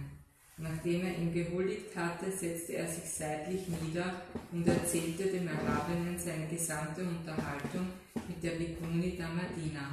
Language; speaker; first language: German; native; German